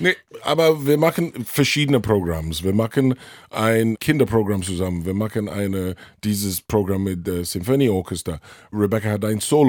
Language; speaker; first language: German; non-native, learner; English